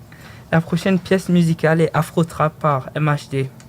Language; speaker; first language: French; early bilingual, other home language; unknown